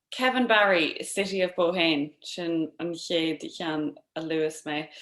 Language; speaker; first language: Irish; non-native, local second language; English